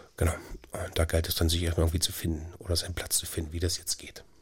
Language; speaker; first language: German; native; German